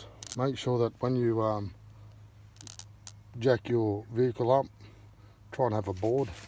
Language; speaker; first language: English; native; English